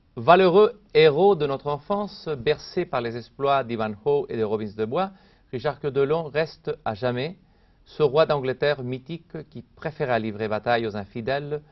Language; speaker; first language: French; non-native, fluent; Spanish